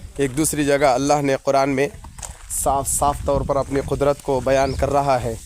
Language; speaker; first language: Urdu; native; Urdu